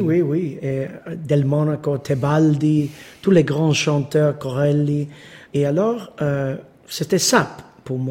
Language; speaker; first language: French; non-native, fluent; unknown